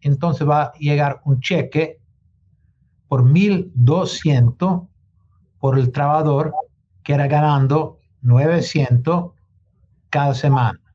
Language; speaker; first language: Spanish; non-native, learner; English